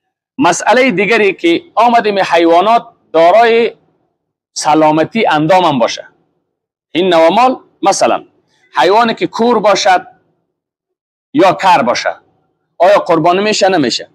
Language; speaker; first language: Persian; native; Persian